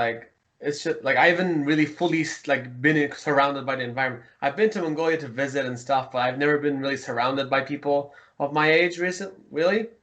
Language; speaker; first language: English; early bilingual, heritage; Mongolian